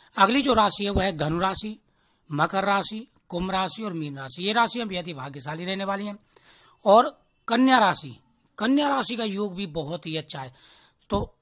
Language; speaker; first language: Hindi; native; Hindi